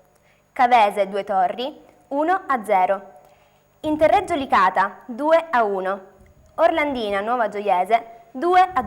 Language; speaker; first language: Italian; native; Italian